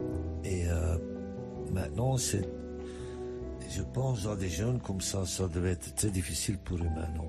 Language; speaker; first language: French; non-native, fluent; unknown